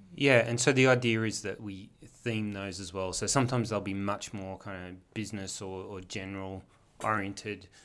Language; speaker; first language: English; native; English